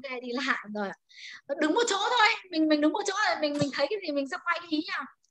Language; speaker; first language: Vietnamese; native; Vietnamese